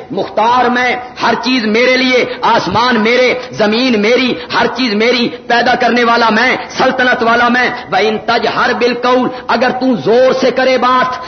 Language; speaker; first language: Urdu; non-native, local second language; Punjabi